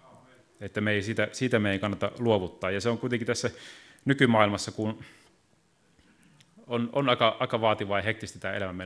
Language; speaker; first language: Finnish; native; Finnish